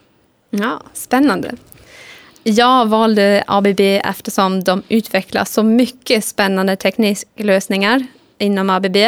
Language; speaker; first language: Swedish; non-native, fluent; German